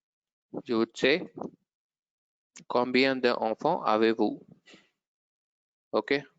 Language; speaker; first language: French; non-native, learner; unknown